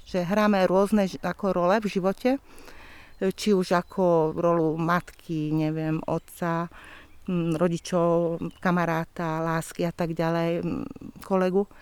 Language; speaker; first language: Slovak; non-native, local second language; Hungarian